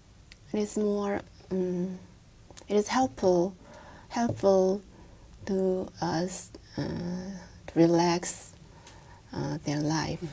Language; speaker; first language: English; non-native, learner; Korean